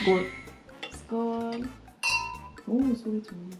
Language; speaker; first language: Korean; non-native, fluent; Swedish